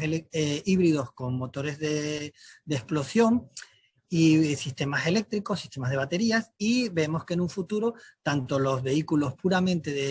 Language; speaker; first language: Spanish; native; Spanish